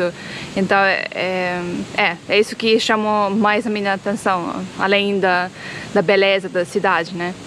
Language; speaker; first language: Portuguese; non-native, fluent; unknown